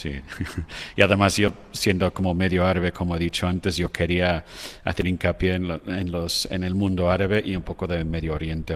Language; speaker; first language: Spanish; non-native, fluent; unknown